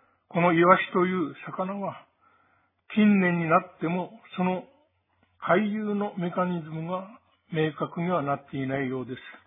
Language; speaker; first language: Japanese; native; Japanese